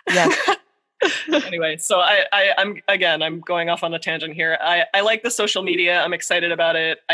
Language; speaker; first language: English; native; English